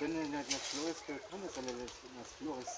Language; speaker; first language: Spanish; non-native, learner; German